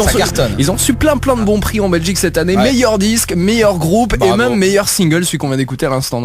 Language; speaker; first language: French; native; French